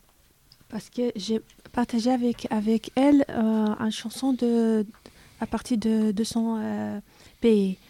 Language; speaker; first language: French; non-native, learner; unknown